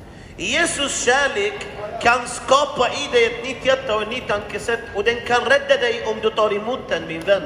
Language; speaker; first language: Swedish; non-native, fluent; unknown